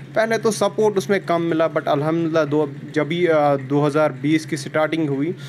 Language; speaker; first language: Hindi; non-native, local second language; Kashmiri